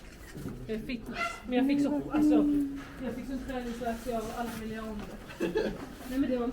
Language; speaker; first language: Swedish; native; Swedish